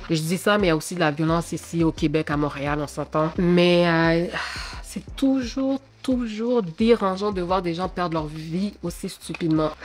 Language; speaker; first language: French; early bilingual, other home language; Haitian Creole